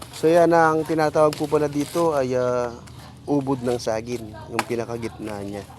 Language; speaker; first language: Filipino; non-native, local second language; Pampanga